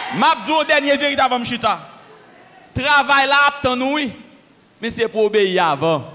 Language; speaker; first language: French; non-native, local second language; Haitian Creole